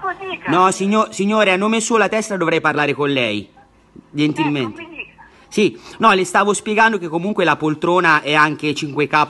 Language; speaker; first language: Italian; native; Italian